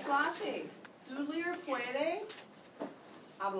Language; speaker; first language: Spanish; non-native, fluent; English